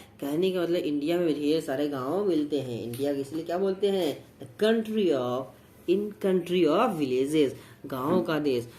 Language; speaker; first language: Hindi; native; Hindi